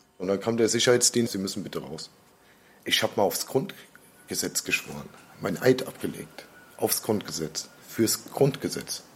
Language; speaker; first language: German; native; German